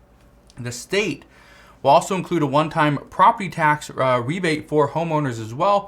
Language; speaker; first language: English; native; English